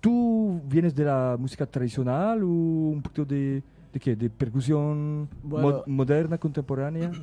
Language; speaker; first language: Spanish; non-native, learner; French